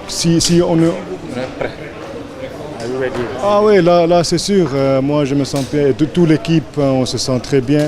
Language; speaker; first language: French; non-native, fluent; English